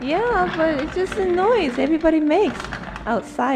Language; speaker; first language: English; non-native, fluent; Japanese